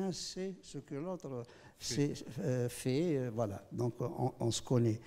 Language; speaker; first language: French; non-native, local second language; Kabyle